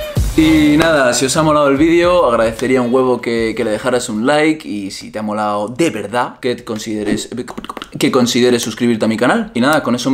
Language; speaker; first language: Spanish; native; Spanish